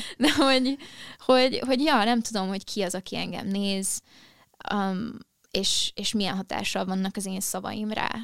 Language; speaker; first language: Hungarian; early bilingual, heritage; Hungarian